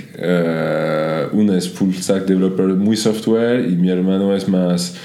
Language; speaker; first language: Spanish; non-native, fluent; French